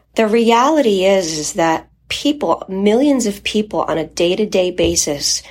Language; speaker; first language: English; early bilingual, other home language; Polish